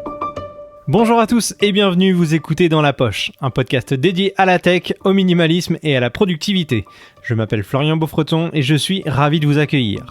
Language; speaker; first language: French; native; French